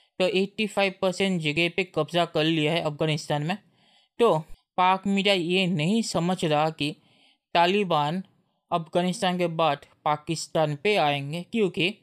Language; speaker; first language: Hindi; native; Hindi